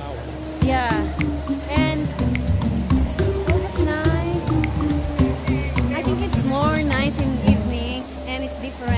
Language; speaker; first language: English; non-native, local second language; Filipino